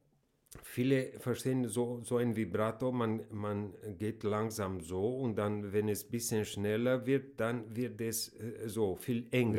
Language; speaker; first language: German; non-native, fluent; Romanian